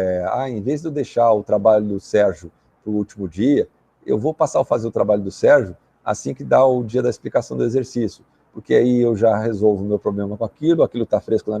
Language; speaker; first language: Portuguese; native; Portuguese